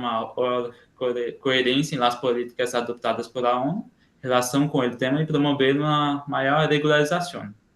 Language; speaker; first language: Spanish; non-native, learner; Portuguese